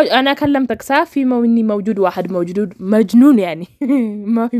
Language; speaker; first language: Arabic; non-native, learner; Oromo